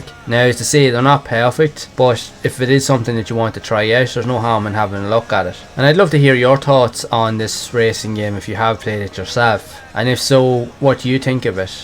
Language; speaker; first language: English; native; English